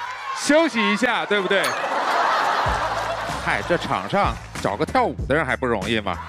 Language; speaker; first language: Chinese; native; Chinese